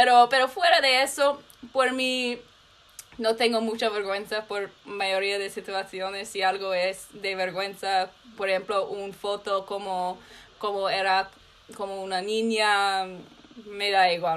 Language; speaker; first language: Spanish; non-native, learner; English